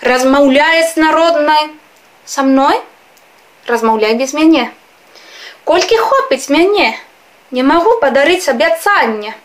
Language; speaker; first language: Belarusian; non-native, fluent; Spanish